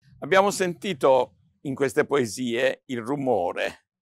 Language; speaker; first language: Italian; native; Italian